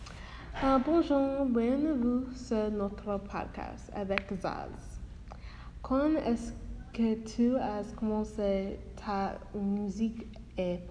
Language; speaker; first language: French; non-native, learner; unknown